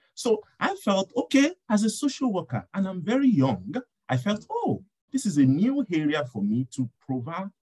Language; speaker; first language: English; non-native, local second language; Yoruba